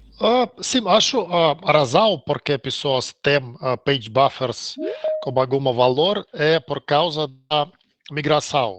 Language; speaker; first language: Portuguese; non-native, learner; Russian